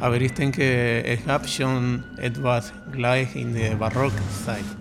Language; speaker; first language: German; non-native, learner; Spanish